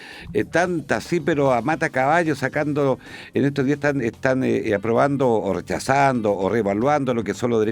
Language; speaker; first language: Spanish; native; Spanish